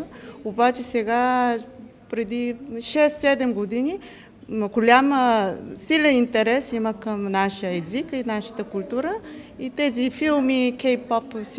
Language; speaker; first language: Bulgarian; non-native, fluent; Korean